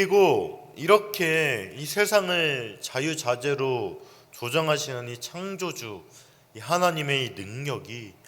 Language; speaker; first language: Korean; native; Korean